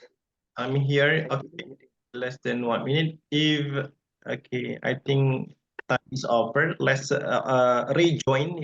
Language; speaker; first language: English; non-native, fluent; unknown